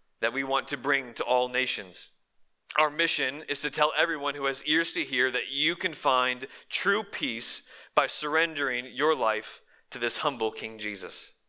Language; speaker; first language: English; native; English